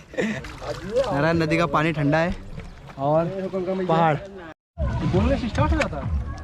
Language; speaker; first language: Hindi; native; Hindi